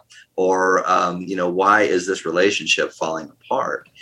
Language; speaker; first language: English; native; English